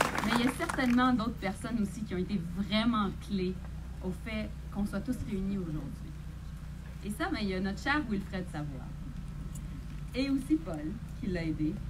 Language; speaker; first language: French; native; French